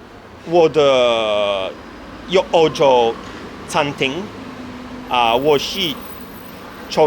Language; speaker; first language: Chinese; non-native, learner; French